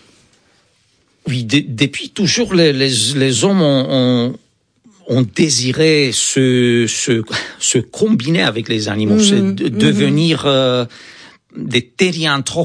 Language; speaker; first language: French; non-native, fluent; Romanian